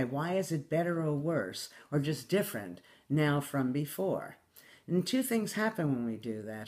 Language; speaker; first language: English; native; English